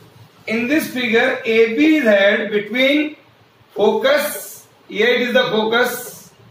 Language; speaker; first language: English; non-native, local second language; Hindi